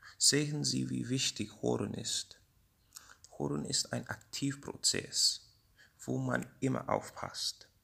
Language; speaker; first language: German; non-native, learner; English